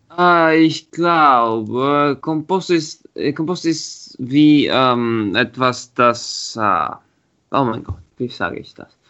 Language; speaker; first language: German; non-native, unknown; Italian